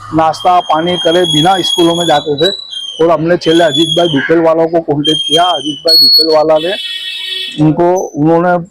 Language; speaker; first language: Hindi; non-native, local second language; Gujarati